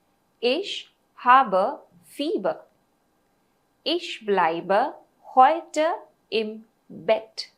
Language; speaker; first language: German; non-native, fluent; Hindi